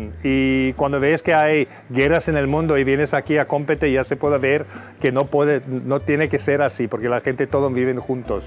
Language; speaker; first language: Spanish; non-native, fluent; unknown